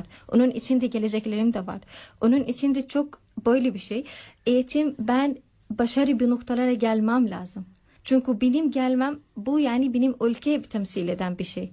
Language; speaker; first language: Turkish; non-native, learner; Arabic